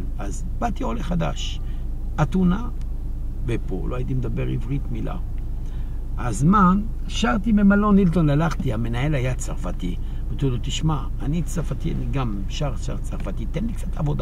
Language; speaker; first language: Hebrew; non-native, fluent; French